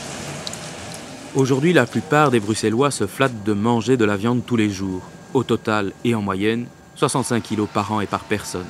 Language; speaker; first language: French; native; French